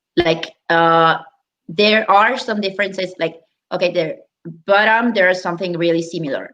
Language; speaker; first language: English; non-native, fluent; Italian